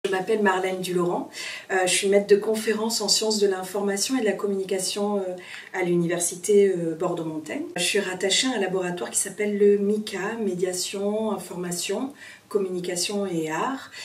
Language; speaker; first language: French; native; French